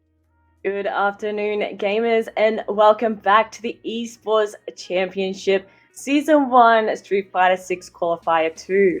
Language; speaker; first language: English; native; English